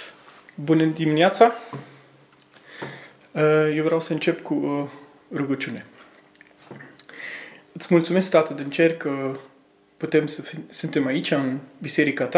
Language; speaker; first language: Romanian; early bilingual, heritage; Romanian